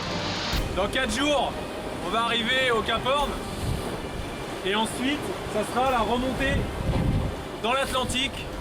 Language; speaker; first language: French; native; French